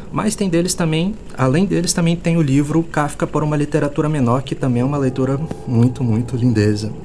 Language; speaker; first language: Portuguese; native; Portuguese